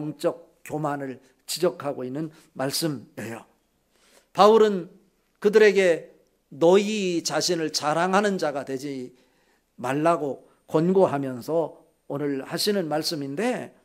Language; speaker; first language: Korean; native; Korean